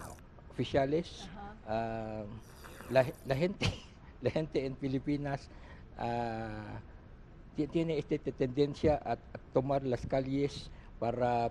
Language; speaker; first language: Spanish; non-native, learner; Filipino